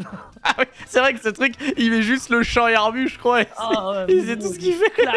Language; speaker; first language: French; native; French